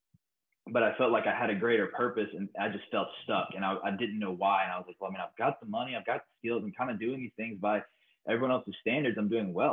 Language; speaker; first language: English; native; English